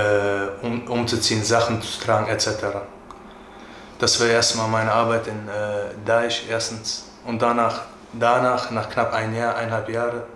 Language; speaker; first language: German; early bilingual, other home language; Turkish